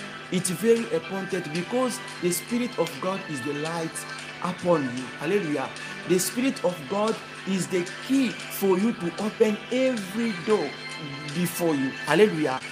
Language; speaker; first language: English; non-native, fluent; Lingala